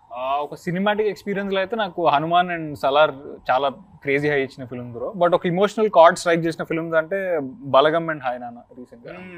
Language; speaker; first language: Telugu; native; Telugu